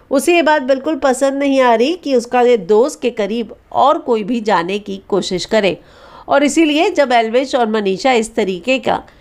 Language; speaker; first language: Hindi; native; Hindi